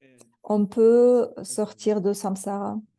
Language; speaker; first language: French; non-native, fluent; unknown